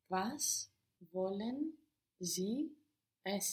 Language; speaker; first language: German; non-native, learner; English